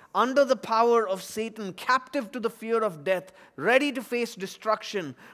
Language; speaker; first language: English; non-native, local second language; Tamil